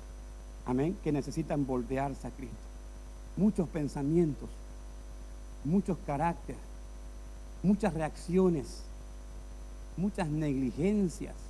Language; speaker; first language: Spanish; native; Spanish